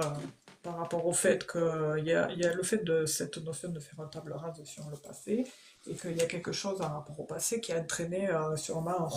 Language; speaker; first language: French; native; French